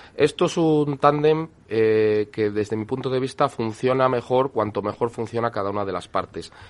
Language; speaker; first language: Spanish; native; Spanish